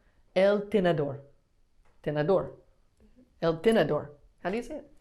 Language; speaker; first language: Spanish; non-native, learner; English